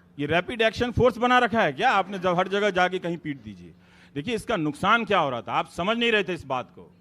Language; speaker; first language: Hindi; native; Hindi